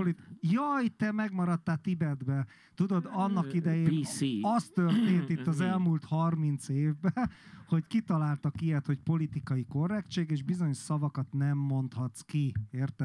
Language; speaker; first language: Hungarian; native; Hungarian